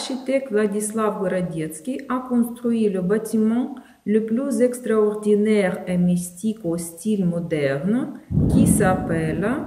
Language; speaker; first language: French; non-native, fluent; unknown